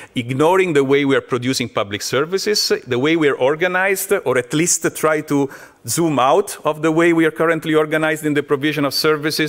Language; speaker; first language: English; non-native, fluent; Italian